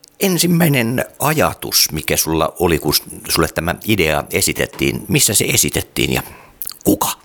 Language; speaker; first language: Finnish; native; Finnish